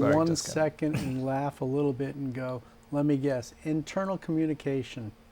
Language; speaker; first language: English; native; English